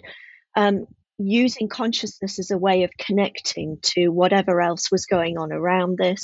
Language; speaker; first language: English; native; English